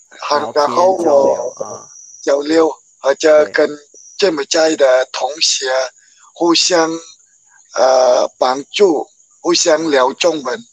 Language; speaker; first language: Chinese; non-native, learner; Khmer